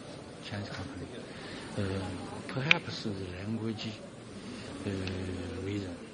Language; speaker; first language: English; non-native, learner; Chinese